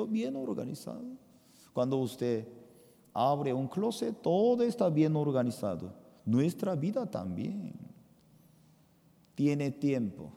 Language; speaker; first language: Spanish; non-native, fluent; Korean